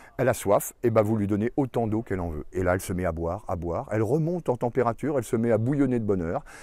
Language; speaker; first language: French; native; French